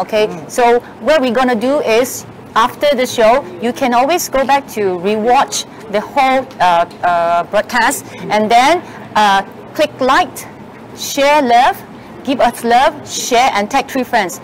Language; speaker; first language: English; non-native, local second language; Chinese